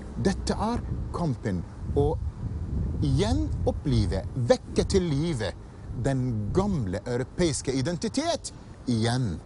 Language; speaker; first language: Norwegian; non-native, fluent; Arabic